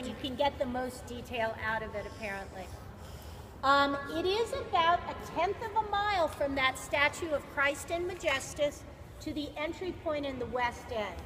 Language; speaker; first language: English; native; English